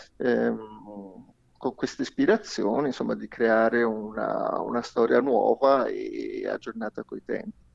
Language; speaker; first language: Italian; early bilingual, other home language; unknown